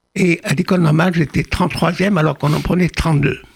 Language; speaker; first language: French; native; French